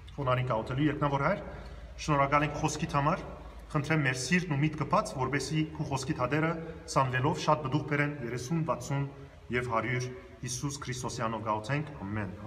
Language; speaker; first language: Armenian; early bilingual, heritage; Armenian